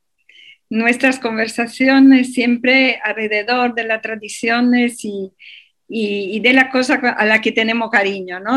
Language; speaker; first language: Spanish; non-native, fluent; Italian